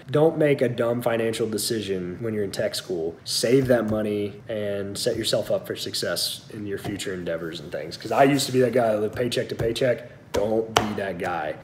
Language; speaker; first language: English; native; English